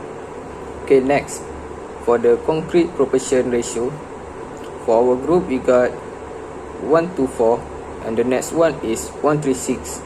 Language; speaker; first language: English; non-native, learner; Malay